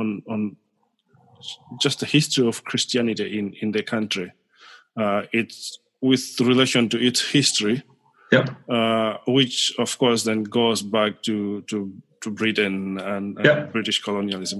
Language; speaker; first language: English; non-native, local second language; Nyanja